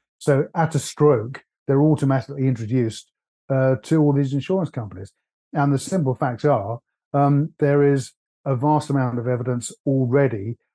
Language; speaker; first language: English; native; English